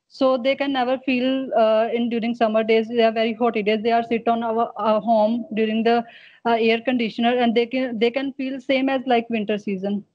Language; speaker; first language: English; non-native, local second language; Punjabi